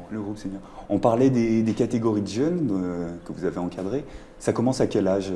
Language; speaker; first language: French; native; French